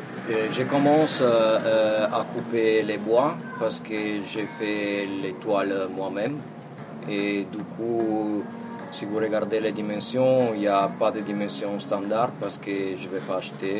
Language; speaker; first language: French; non-native, fluent; Italian